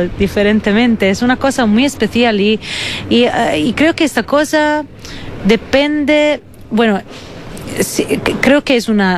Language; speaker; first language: Spanish; non-native, fluent; Italian